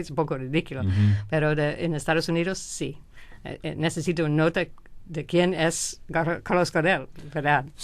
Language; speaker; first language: Spanish; non-native, fluent; English